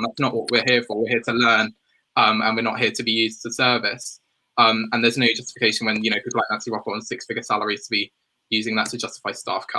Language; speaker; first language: English; native; English